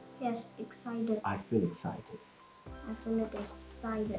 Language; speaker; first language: English; non-native, learner; Indonesian